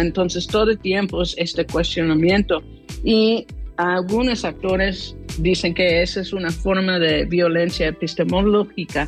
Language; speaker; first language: Spanish; non-native, fluent; English